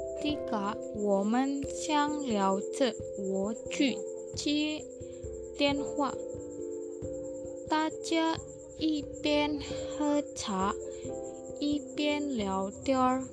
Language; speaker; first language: Chinese; non-native, learner; Vietnamese